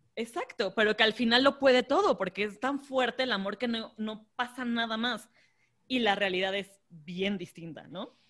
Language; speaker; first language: Spanish; native; Spanish